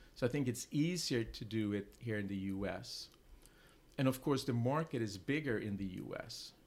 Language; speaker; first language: English; non-native, fluent; Swedish